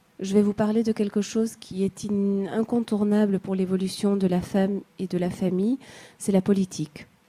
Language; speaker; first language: French; native; French